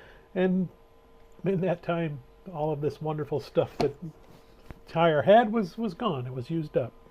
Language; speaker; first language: English; native; English